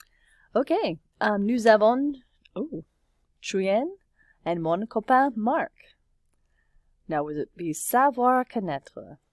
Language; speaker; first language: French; non-native, fluent; English